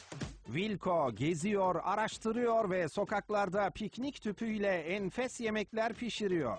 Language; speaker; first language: Turkish; native; Turkish